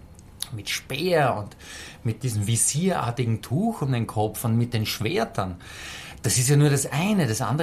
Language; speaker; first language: German; native; German